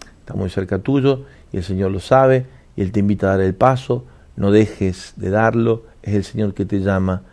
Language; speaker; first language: Spanish; native; Spanish